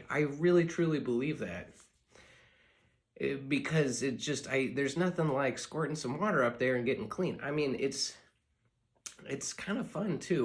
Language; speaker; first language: English; native; English